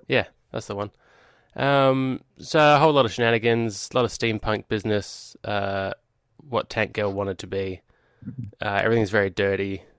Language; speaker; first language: English; native; English